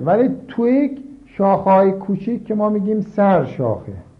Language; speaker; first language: Persian; native; Persian